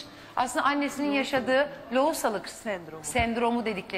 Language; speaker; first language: Turkish; native; Turkish